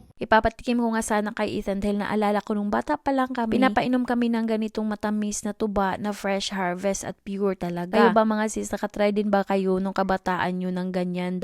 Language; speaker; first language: Filipino; non-native, local second language; Cebuano